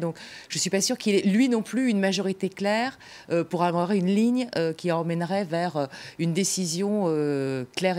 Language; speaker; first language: French; native; French